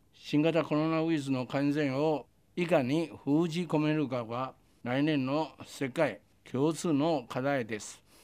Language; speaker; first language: Japanese; non-native, fluent; Chinese